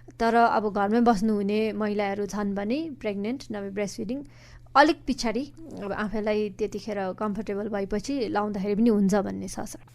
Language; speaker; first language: Nepali; native; Nepali